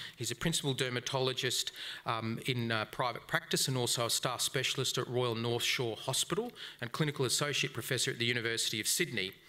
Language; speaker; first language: English; native; English